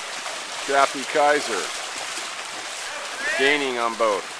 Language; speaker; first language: English; native; English